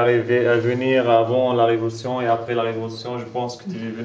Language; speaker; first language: French; non-native, local second language; Arabic